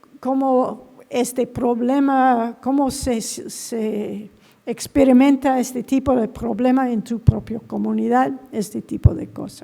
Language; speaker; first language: Spanish; non-native, fluent; English